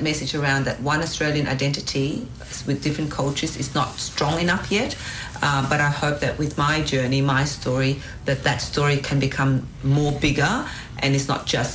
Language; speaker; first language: English; non-native, local second language; Vietnamese